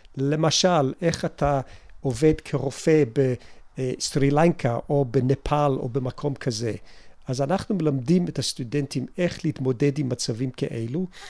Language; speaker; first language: Hebrew; non-native, fluent; English